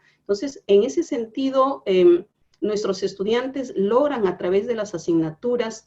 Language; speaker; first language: Spanish; native; Spanish